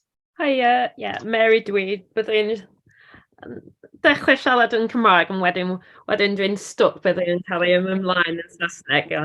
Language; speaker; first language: Welsh; non-native, learner; English